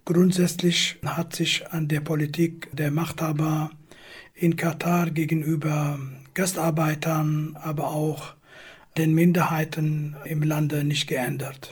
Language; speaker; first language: German; non-native, fluent; Kurdish